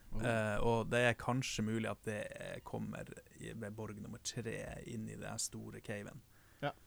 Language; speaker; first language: Norwegian; native; Norwegian